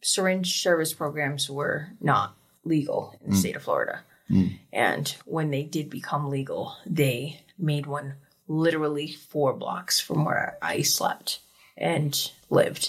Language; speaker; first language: English; native; English